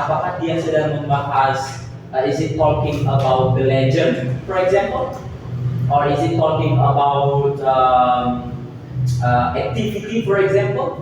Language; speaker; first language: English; non-native, fluent; Indonesian